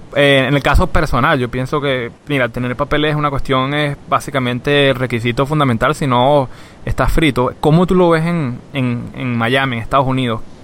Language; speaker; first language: Spanish; native; Spanish